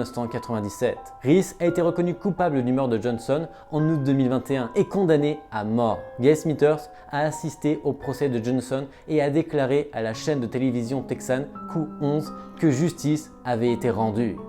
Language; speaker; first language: French; native; French